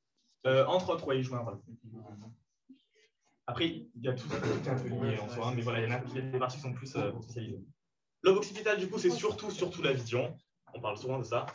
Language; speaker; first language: French; native; French